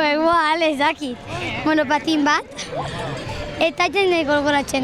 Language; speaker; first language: Basque; non-native, local second language; Spanish